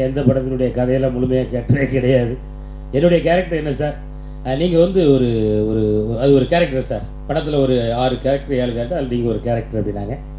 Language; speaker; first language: Tamil; native; Tamil